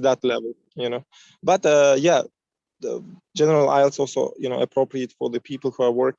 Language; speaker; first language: English; non-native, fluent; Uzbek